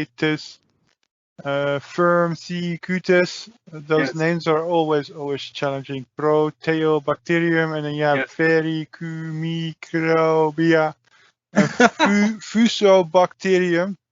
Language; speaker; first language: English; non-native, fluent; Dutch